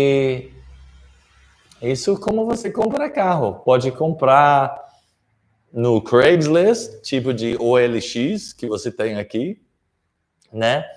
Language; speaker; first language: Portuguese; non-native, fluent; English